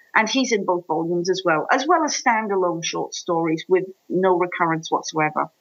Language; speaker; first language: English; native; English